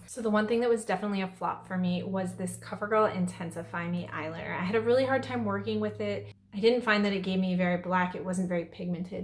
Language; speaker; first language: English; native; English